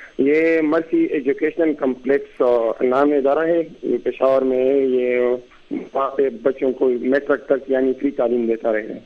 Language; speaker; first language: Urdu; non-native, local second language; Pashto